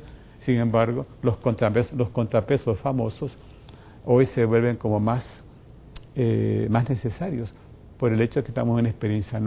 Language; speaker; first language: Spanish; native; Spanish